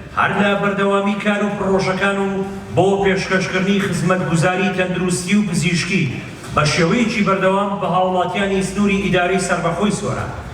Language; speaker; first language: Central Kurdish; native; Central Kurdish